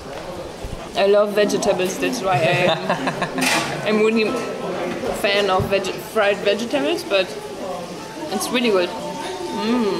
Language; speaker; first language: English; non-native, fluent; German